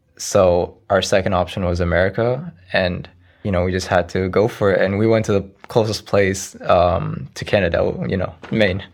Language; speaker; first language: English; early bilingual, other home language; Arabic